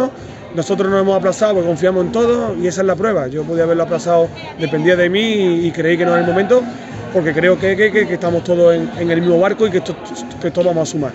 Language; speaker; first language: Spanish; native; Spanish